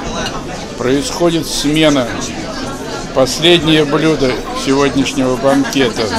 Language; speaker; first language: Russian; native; Russian